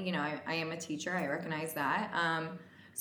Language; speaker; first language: English; native; English